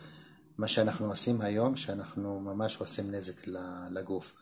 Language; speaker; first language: Hebrew; non-native, local second language; Arabic